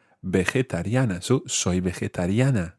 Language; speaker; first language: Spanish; non-native, fluent; English